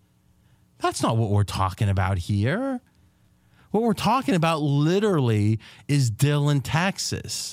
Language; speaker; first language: English; native; English